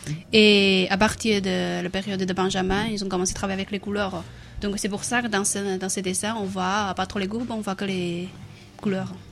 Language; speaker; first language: French; non-native, learner; Chinese